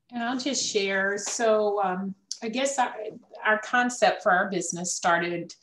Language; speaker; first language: English; native; English